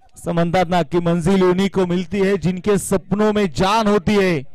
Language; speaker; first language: Hindi; non-native, local second language; Marathi